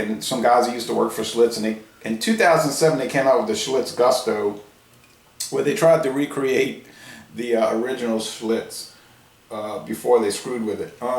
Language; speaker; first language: English; native; English